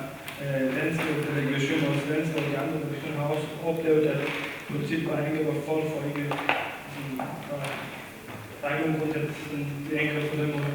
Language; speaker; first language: Danish; non-native, learner; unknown